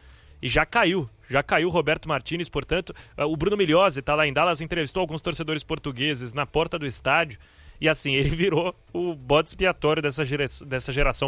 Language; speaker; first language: Portuguese; native; Portuguese